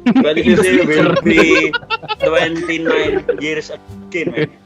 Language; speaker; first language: English; non-native, learner; Indonesian